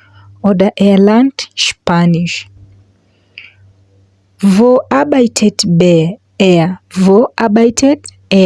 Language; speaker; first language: German; non-native, learner; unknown